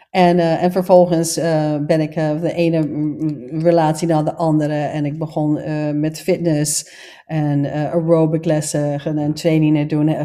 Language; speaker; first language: Dutch; non-native, fluent; English